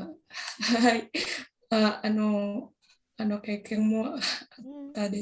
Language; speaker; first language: Japanese; non-native, learner; Indonesian